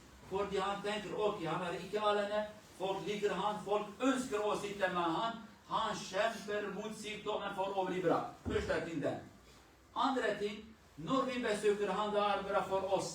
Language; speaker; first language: Swedish; non-native, learner; Kurdish